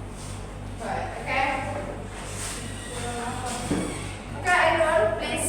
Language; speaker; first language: English; non-native, learner; Indonesian